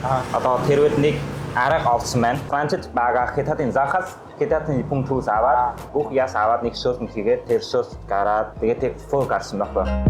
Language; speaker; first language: Mongolian; non-native, learner; Vietnamese